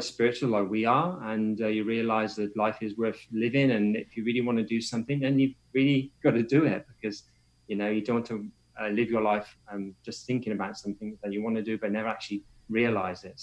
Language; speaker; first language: English; native; English